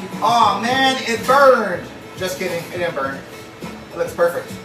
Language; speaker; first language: English; native; English